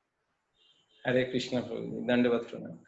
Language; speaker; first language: Hindi; native; Hindi